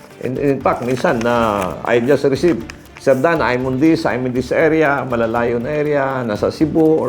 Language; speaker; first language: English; non-native, local second language; Cebuano